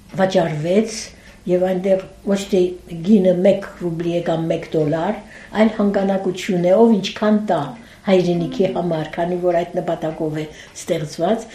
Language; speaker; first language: Armenian; early bilingual, heritage; Armenian